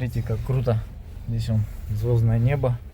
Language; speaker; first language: Russian; native; Russian